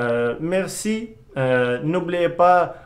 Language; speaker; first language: French; non-native, learner; Russian